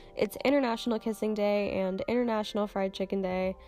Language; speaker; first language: English; native; English